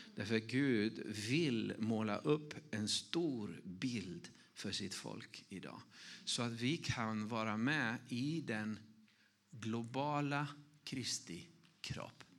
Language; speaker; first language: Swedish; native; Swedish